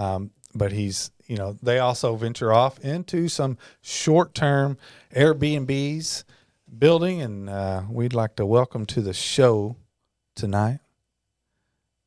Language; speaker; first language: English; native; English